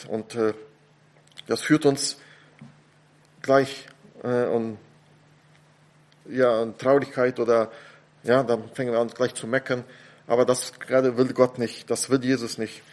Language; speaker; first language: German; non-native, fluent; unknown